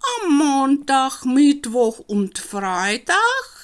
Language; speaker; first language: German; non-native, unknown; Ukrainian